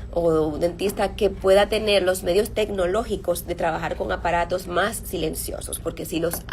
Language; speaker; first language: Spanish; native; Spanish